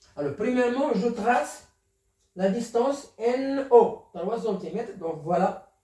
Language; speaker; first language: French; non-native, local second language; Arabic